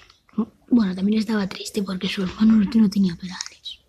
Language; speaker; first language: Spanish; native; Spanish